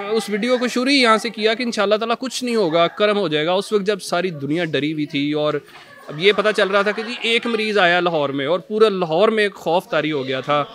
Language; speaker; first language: Urdu; non-native, local second language; Punjabi